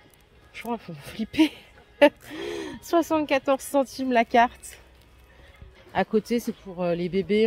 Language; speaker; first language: French; native; French